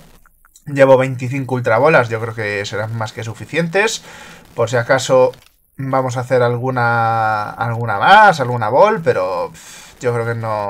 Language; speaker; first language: Spanish; native; Spanish